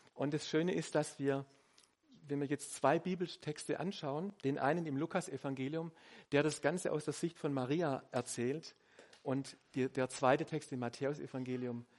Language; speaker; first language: German; native; German